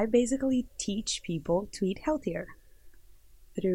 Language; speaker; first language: English; non-native, fluent; Portuguese